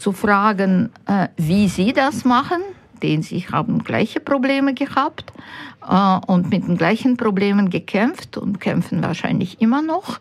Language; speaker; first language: German; non-native, fluent; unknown